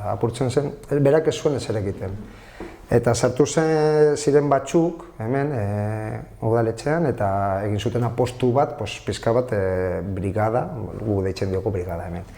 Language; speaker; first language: Basque; non-native, local second language; Spanish